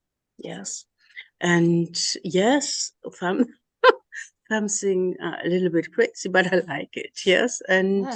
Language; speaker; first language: English; non-native, learner; German